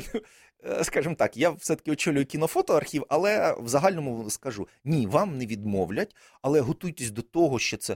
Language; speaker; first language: Ukrainian; native; Ukrainian